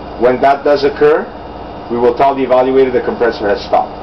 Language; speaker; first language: English; non-native, local second language; French